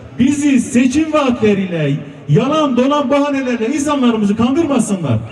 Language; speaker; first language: Turkish; non-native, local second language; Kurdish